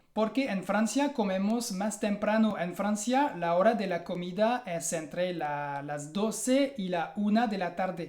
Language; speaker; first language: Spanish; non-native, fluent; French